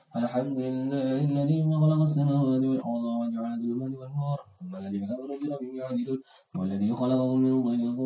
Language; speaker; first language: Arabic; non-native, learner; Indonesian